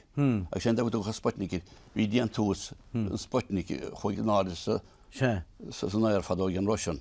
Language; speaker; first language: Irish; native; Irish